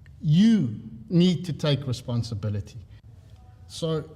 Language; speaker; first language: English; native; English